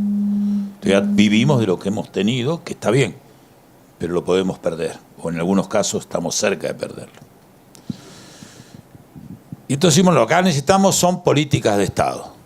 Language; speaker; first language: Spanish; native; Spanish